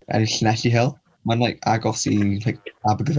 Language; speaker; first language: Welsh; non-native, local second language; English